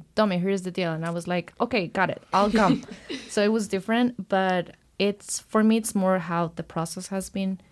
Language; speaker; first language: English; non-native, fluent; Spanish